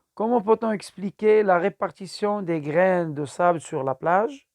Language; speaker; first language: French; non-native, local second language; Arabic